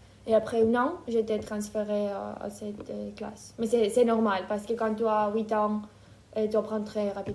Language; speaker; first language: French; non-native, fluent; Ukrainian